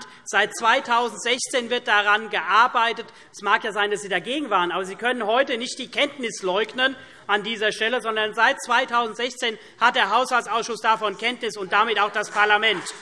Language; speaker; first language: German; native; German